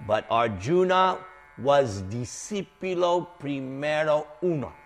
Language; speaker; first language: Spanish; non-native, learner; English